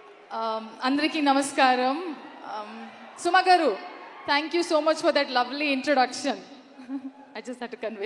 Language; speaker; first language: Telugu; non-native, learner; Kannada